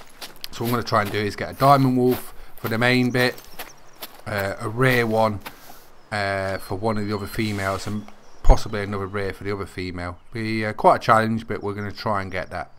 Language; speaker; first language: English; native; English